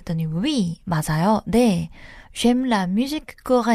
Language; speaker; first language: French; non-native, fluent; Korean